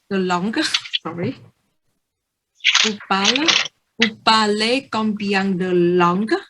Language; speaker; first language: French; non-native, learner; Vietnamese